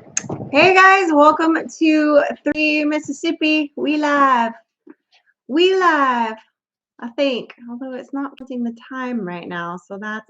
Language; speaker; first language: English; native; English